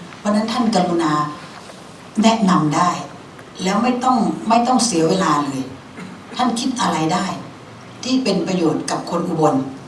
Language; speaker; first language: Thai; native; Thai